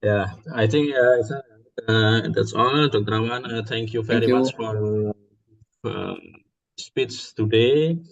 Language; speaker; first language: English; non-native, learner; Indonesian